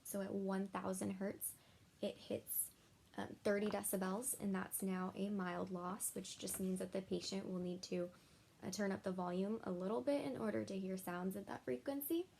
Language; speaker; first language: English; native; English